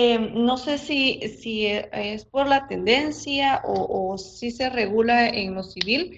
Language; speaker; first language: Spanish; native; Spanish